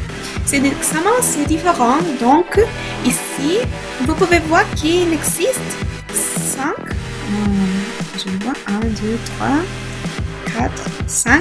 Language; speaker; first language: French; non-native, learner; Spanish